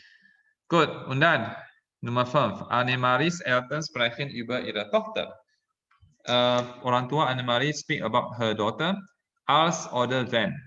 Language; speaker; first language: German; non-native, fluent; Indonesian